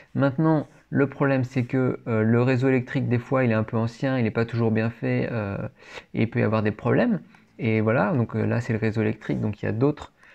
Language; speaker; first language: French; native; French